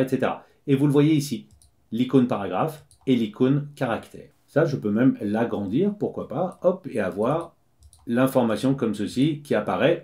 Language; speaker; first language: French; native; French